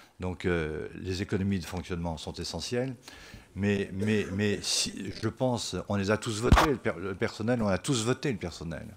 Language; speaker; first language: French; native; French